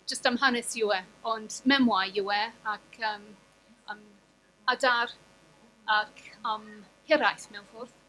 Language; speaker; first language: Welsh; non-native, fluent; English